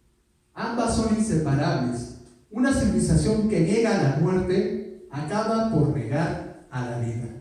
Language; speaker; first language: Spanish; native; Spanish